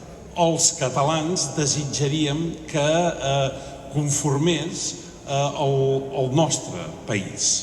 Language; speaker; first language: Catalan; native; Catalan